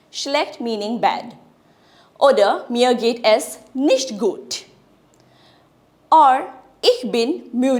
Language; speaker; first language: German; non-native, fluent; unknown